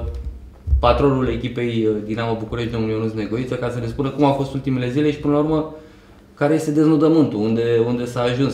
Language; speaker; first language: Romanian; native; Romanian